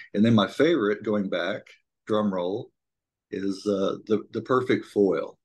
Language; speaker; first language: English; native; English